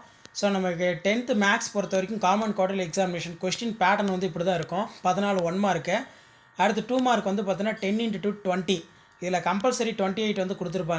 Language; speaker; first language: Tamil; native; Tamil